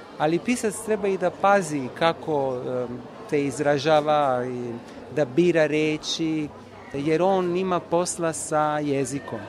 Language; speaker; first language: Serbian; non-native, fluent; Italian